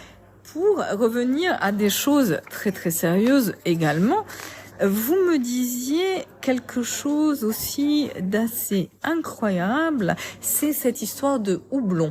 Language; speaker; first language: French; native; French